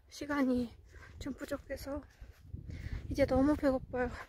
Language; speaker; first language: Korean; non-native, learner; Kazakh